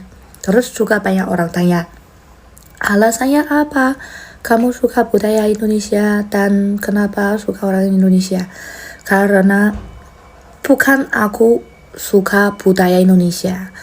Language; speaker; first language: Indonesian; non-native, fluent; Chinese